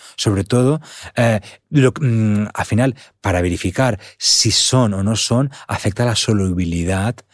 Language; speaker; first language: Spanish; native; Spanish